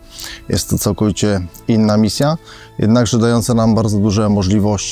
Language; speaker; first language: Polish; native; Polish